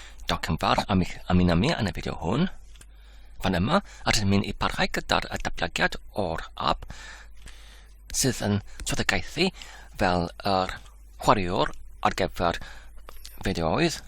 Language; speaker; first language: Welsh; non-native, fluent; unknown